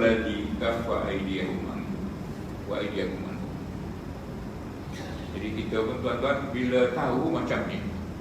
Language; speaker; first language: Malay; native; Malay